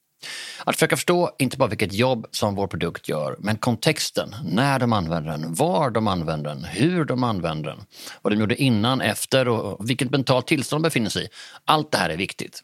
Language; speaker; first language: Swedish; native; Swedish